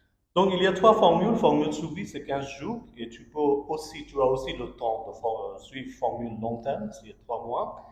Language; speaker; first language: French; non-native, learner; Bangla